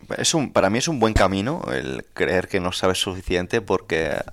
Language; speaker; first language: Spanish; native; Spanish